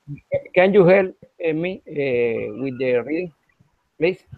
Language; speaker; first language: English; non-native, learner; Spanish